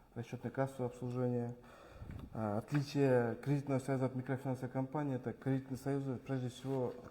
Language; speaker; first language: Russian; non-native, local second language; Kyrgyz